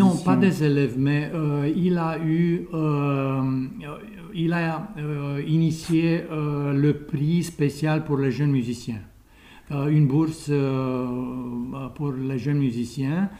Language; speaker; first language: French; non-native, fluent; Romanian